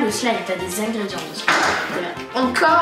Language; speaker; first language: French; native; French